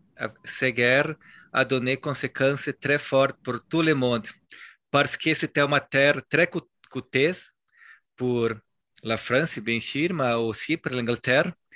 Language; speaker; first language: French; non-native, learner; Portuguese